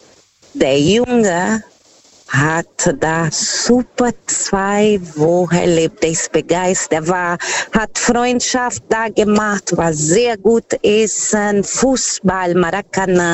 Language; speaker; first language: German; non-native, fluent; Portuguese